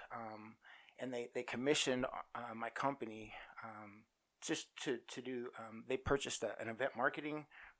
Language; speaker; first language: English; native; English